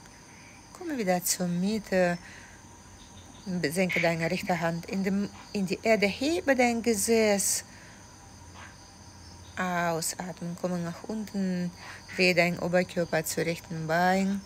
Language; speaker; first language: German; non-native, fluent; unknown